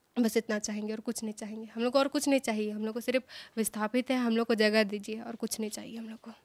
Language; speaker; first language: Hindi; native; Hindi